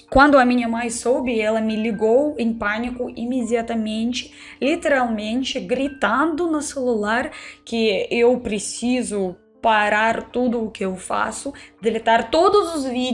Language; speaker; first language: Portuguese; non-native, fluent; Russian